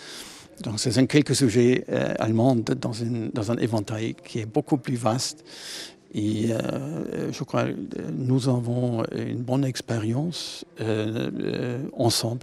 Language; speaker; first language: French; non-native, fluent; German